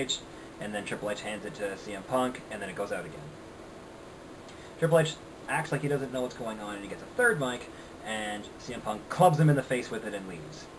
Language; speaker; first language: English; native; English